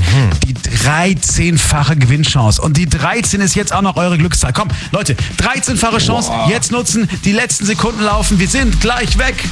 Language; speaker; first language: German; native; German